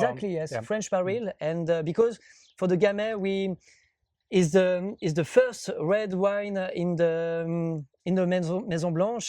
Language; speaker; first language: English; non-native, learner; French